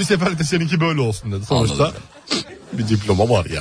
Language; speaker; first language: Turkish; native; Turkish